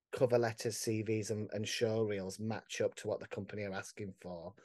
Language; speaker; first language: English; native; English